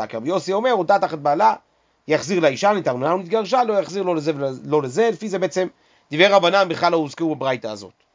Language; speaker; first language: Hebrew; native; Hebrew